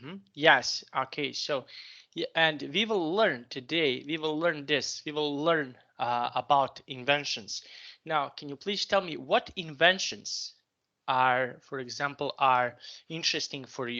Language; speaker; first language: English; non-native, fluent; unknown